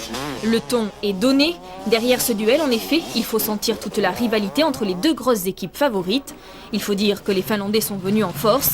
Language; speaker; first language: French; native; French